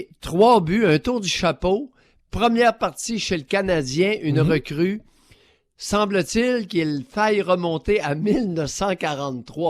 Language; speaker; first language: French; native; French